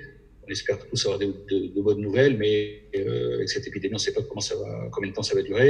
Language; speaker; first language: French; native; French